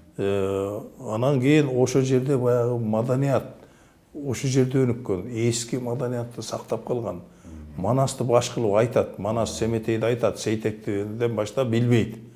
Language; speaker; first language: Kyrgyz; native; Kyrgyz